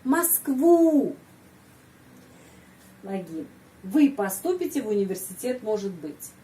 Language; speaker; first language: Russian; non-native, fluent; Indonesian